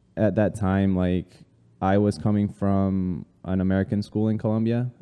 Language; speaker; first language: English; early bilingual, other home language; Spanish